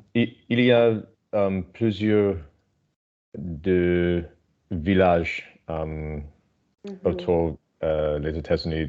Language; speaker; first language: French; non-native, learner; English